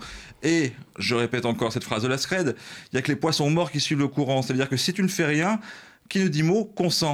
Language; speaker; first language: French; native; French